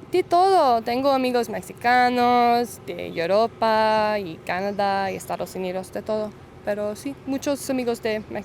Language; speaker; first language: Spanish; non-native, learner; English